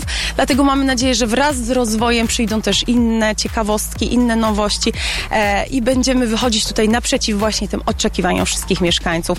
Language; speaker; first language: Polish; native; Polish